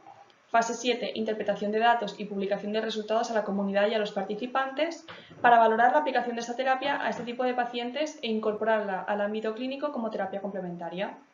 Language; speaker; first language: Spanish; native; Spanish